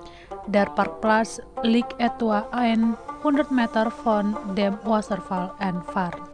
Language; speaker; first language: German; non-native, fluent; Indonesian